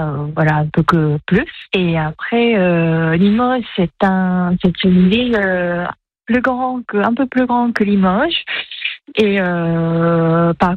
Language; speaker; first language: French; non-native, fluent; Japanese